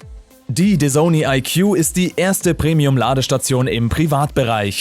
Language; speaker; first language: German; native; German